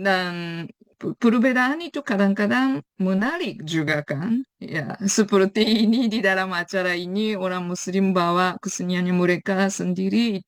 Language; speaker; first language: Indonesian; non-native, fluent; Japanese